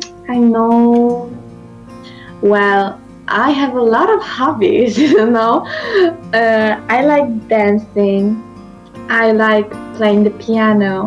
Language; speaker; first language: English; non-native, learner; Polish